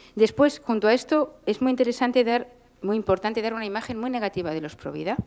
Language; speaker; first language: Spanish; native; Spanish